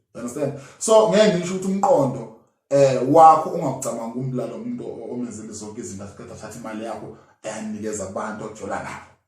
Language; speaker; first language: Zulu; native; Zulu